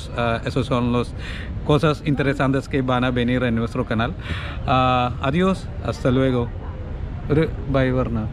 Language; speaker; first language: Spanish; non-native, learner; Malayalam